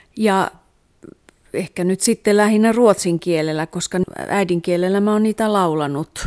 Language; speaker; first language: Finnish; non-native, local second language; Swedish